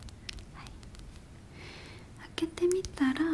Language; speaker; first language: Japanese; non-native, learner; Korean